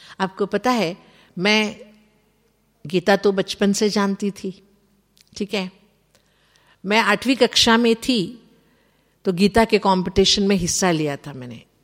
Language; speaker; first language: Hindi; non-native, local second language; Kannada